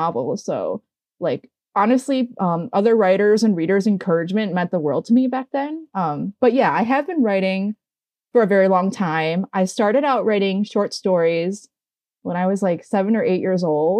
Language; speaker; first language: English; native; English